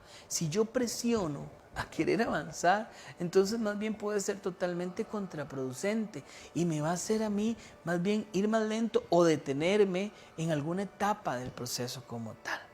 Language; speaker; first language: Spanish; native; Spanish